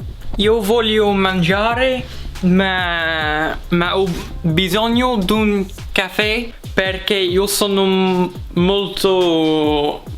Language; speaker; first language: Italian; non-native, learner; English